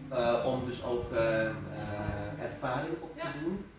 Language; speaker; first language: Dutch; non-native, fluent; Indonesian